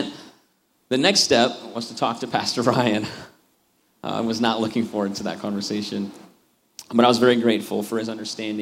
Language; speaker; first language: English; native; English